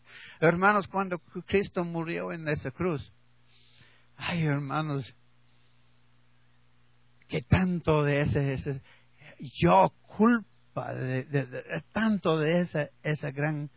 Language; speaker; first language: Spanish; non-native, learner; English